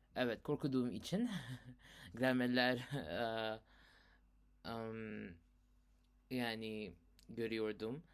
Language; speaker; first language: Turkish; non-native, learner; Urdu